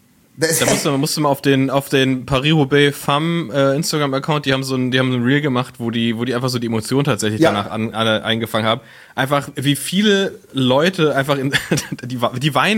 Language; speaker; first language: German; native; German